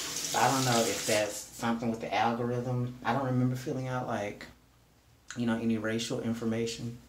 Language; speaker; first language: English; native; English